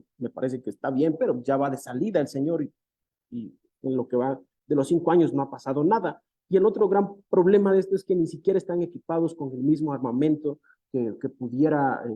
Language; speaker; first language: Spanish; native; Spanish